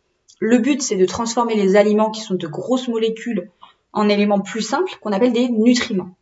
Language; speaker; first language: French; native; French